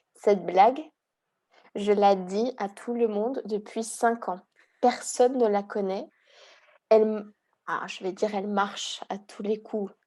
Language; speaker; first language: French; early bilingual, heritage; Hungarian